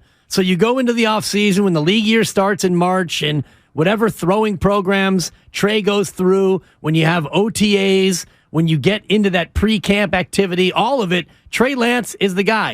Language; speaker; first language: English; native; English